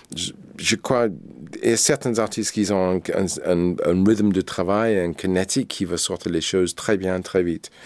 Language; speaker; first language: French; non-native, fluent; English